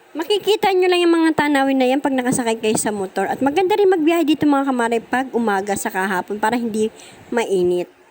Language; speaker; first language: Filipino; native; Filipino